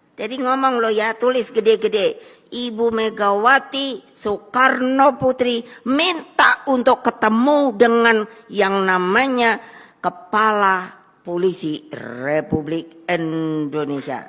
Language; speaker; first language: Indonesian; native; Indonesian